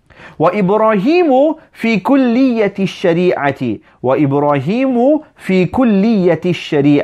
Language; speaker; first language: Arabic; non-native, fluent; English